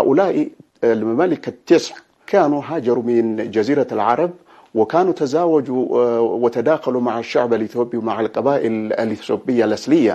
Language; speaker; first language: Arabic; non-native, fluent; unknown